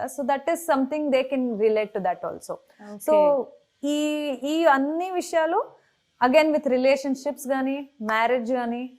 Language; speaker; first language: Telugu; non-native, fluent; Kannada